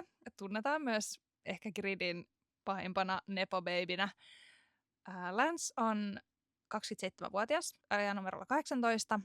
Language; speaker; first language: Finnish; native; Finnish